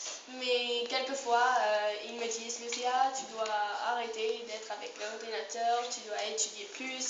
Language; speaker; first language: French; non-native, learner; Spanish